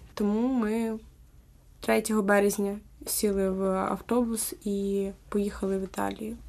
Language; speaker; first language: Ukrainian; native; Ukrainian